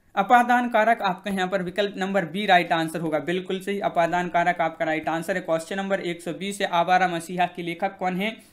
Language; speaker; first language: Hindi; native; Hindi